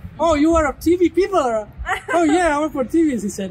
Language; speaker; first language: English; non-native, learner; Indonesian